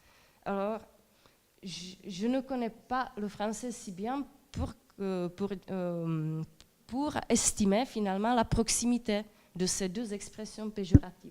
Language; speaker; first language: French; non-native, fluent; Czech